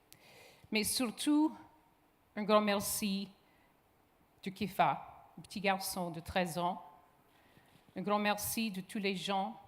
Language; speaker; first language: French; non-native, local second language; English